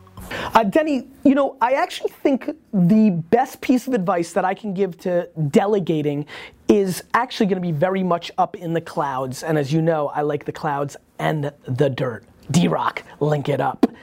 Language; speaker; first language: English; early bilingual, other home language; Russian